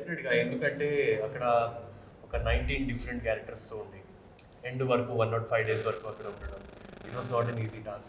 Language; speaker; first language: Telugu; non-native, fluent; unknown